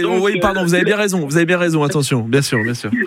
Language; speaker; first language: French; native; French